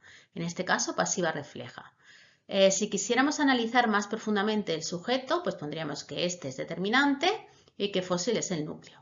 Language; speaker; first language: Spanish; native; Spanish